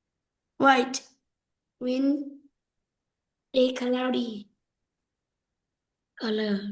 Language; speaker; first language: English; non-native, learner; Vietnamese